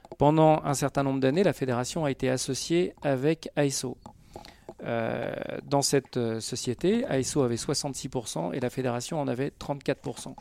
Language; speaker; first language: French; native; French